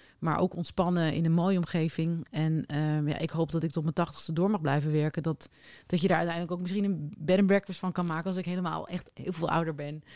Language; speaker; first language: Dutch; native; Dutch